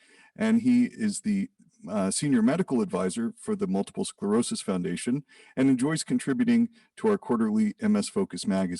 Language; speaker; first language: English; native; English